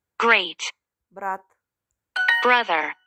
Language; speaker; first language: English; non-native, fluent; Russian